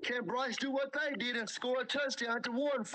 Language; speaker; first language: English; native; English